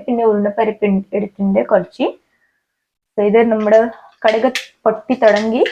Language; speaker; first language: Malayalam; non-native, learner; Hindi